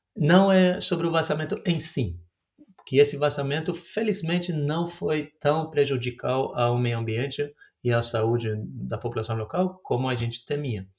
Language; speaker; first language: Portuguese; non-native, fluent; Norwegian